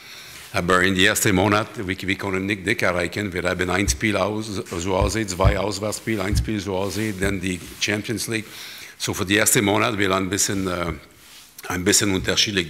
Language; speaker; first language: German; non-native, learner; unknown